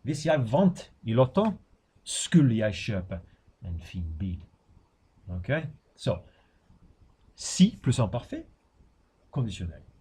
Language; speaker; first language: Norwegian; non-native, fluent; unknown